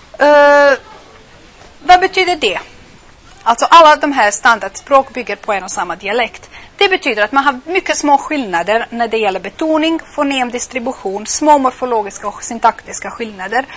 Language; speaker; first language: Swedish; non-native, fluent; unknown